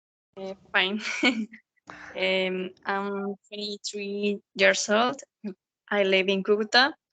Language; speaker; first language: English; non-native, learner; Spanish